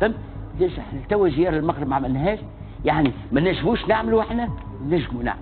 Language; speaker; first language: Arabic; native; Arabic